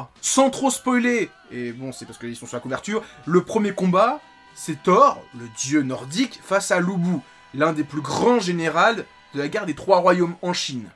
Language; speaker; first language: French; native; French